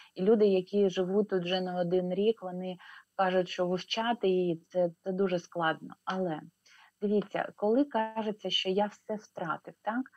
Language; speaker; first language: Ukrainian; non-native, local second language; Russian